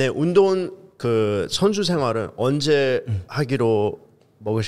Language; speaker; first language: Korean; early bilingual, heritage; Korean